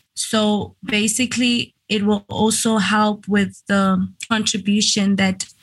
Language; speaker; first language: English; non-native, local second language; Venda